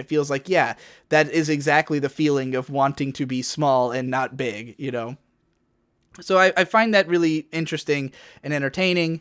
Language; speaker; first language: English; native; English